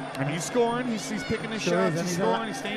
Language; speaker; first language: English; native; English